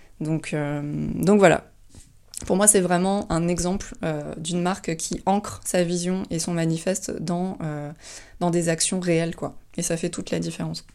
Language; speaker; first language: French; native; French